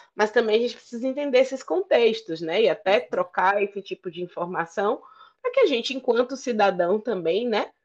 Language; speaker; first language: Portuguese; native; Portuguese